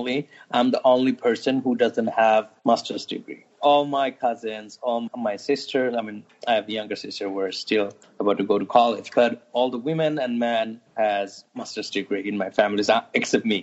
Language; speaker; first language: English; non-native, local second language; Bangla